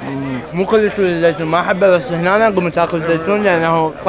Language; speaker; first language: Arabic; native; Arabic